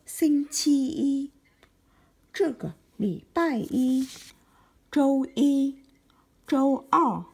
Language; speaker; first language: Chinese; non-native, learner; Vietnamese